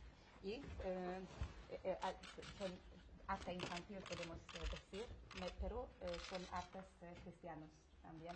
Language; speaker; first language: Spanish; non-native, fluent; Hungarian